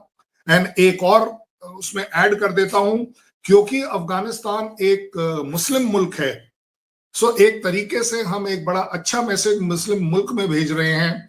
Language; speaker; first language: Hindi; native; Hindi